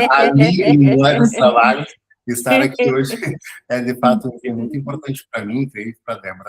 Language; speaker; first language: Portuguese; native; Portuguese